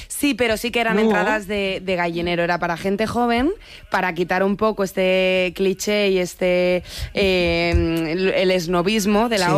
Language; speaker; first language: Spanish; native; Spanish